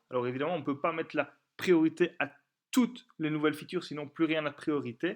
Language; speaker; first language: French; native; French